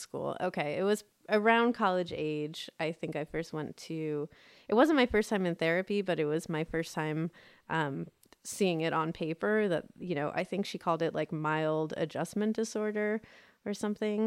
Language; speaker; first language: English; native; English